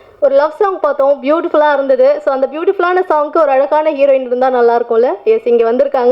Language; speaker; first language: Tamil; native; Tamil